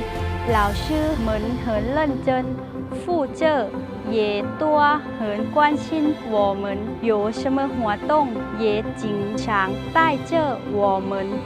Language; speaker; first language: Chinese; non-native, learner; Lao